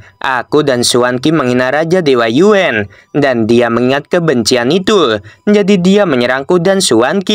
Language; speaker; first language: Indonesian; native; Indonesian